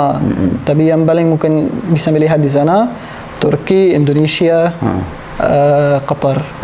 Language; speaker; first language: Indonesian; non-native, learner; Arabic